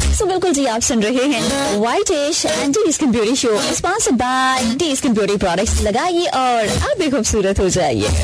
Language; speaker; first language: Urdu; non-native, local second language; Sindhi